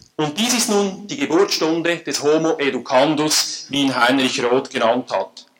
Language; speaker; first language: German; native; German